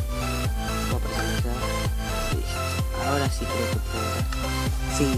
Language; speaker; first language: Spanish; native; Spanish